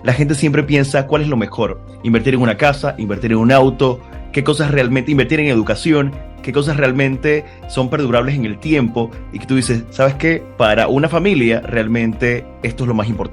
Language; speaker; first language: Spanish; native; Spanish